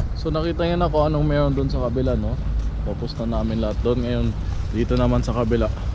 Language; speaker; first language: Filipino; native; Filipino